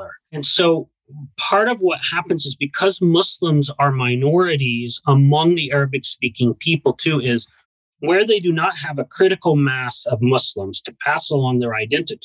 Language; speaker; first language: English; native; English